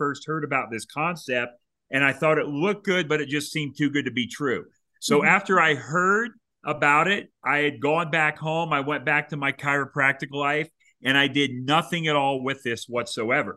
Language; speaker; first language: English; native; English